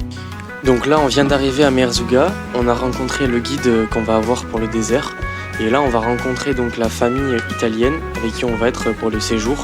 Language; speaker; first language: French; native; French